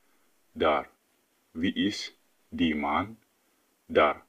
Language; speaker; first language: Dutch; non-native, fluent; Tigrinya